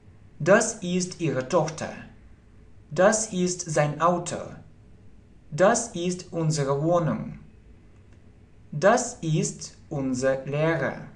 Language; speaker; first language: German; non-native, fluent; Russian